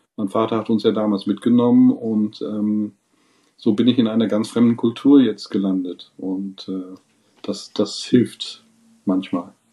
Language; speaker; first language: German; non-native, fluent; English